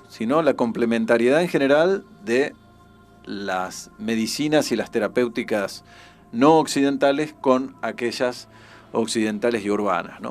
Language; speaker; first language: Spanish; native; Spanish